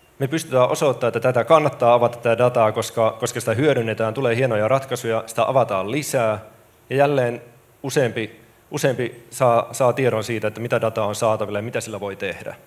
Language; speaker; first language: Finnish; native; Finnish